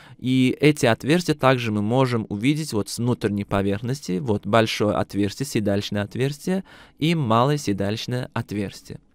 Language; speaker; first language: Russian; non-native, local second language; Uzbek